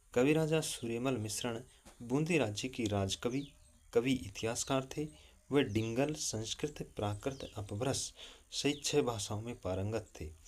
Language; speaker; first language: Hindi; native; Hindi